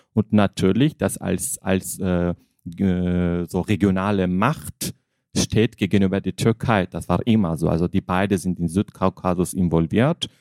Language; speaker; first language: German; non-native, fluent; Armenian